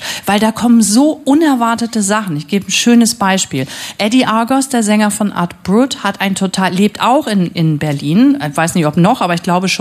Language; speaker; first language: German; native; German